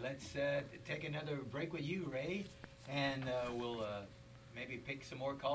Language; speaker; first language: English; native; English